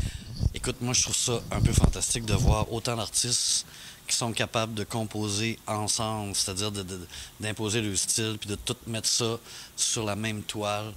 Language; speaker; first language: French; native; French